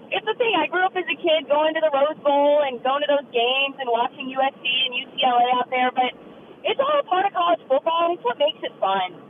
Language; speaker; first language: English; native; English